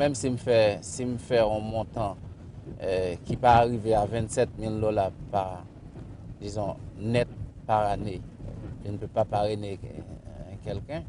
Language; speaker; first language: French; non-native, local second language; Haitian Creole